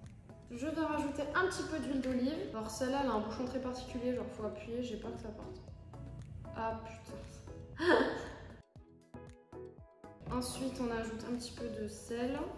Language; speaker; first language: French; native; French